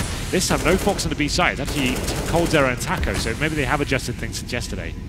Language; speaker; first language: English; native; English